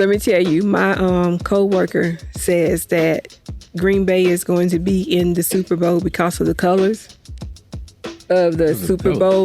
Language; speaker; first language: English; native; English